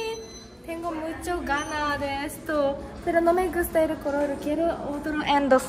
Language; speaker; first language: Spanish; non-native, learner; Japanese